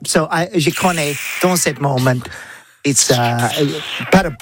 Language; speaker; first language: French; non-native, learner; English